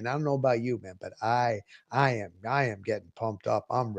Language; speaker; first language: English; native; English